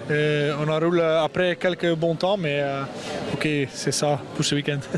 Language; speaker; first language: French; non-native, local second language; Dutch